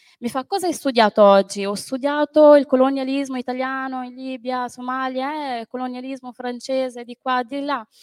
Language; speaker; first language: Italian; early bilingual, other home language; Arabic